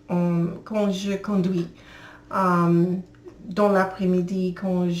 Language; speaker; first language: French; non-native, learner; English